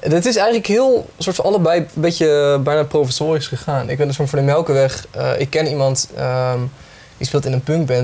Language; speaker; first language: Dutch; native; Dutch